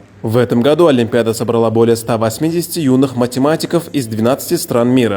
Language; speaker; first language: Russian; native; Russian